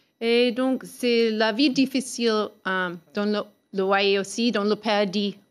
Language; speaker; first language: French; non-native, learner; English